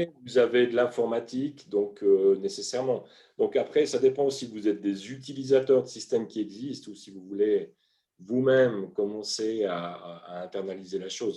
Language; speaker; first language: French; native; French